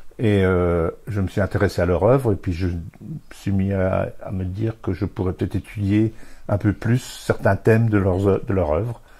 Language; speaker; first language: French; native; French